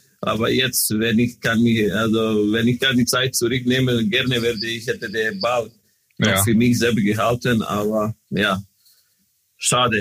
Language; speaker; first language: German; non-native, learner; Croatian